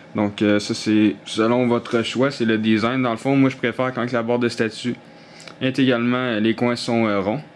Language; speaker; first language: French; native; French